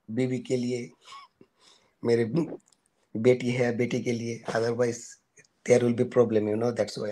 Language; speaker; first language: Hindi; non-native, learner; Bangla